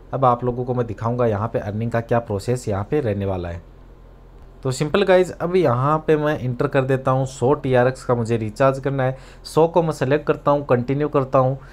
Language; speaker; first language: Hindi; native; Hindi